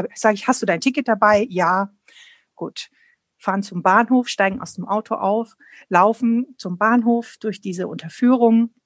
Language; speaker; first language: German; non-native, fluent; Polish